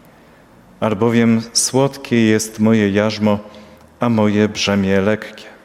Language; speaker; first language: Polish; native; Polish